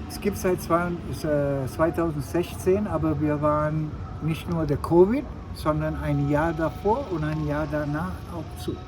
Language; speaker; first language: German; non-native, fluent; Sinhala